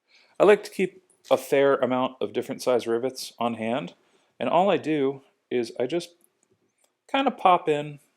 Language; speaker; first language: English; native; English